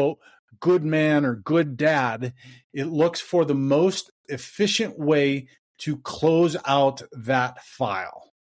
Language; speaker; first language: English; native; English